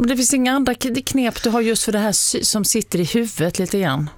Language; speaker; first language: Swedish; native; Swedish